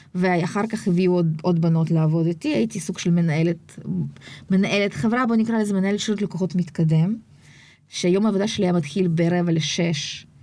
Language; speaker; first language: Hebrew; early bilingual, other home language; Russian